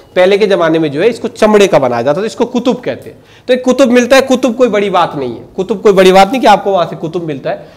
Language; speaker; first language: Hindi; native; Hindi